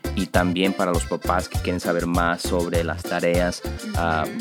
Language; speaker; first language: Spanish; early bilingual, heritage; Spanish